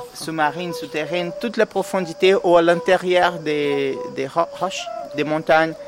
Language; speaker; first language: French; non-native, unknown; Portuguese